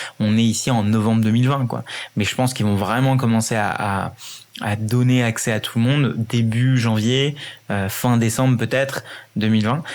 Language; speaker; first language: French; early bilingual, other home language; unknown